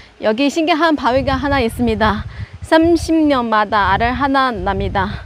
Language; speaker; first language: Korean; non-native, learner; Chinese